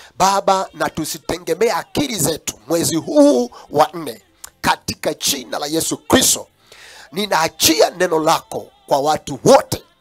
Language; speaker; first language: Swahili; non-native, local second language; Kamba